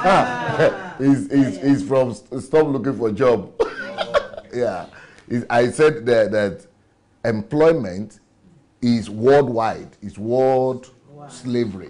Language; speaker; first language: English; non-native, local second language; Yoruba